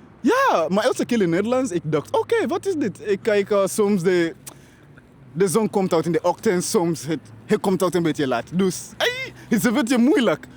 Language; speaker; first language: Dutch; non-native, learner; Ganda